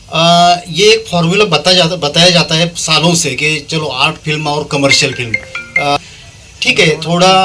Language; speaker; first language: Hindi; native; Hindi